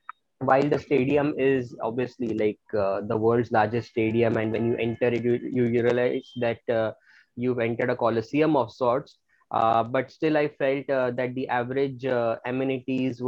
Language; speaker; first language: English; non-native, local second language; Marathi